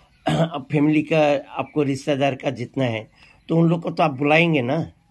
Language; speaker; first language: Hindi; non-native, local second language; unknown